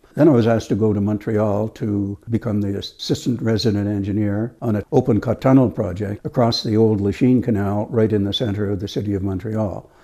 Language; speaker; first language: English; native; English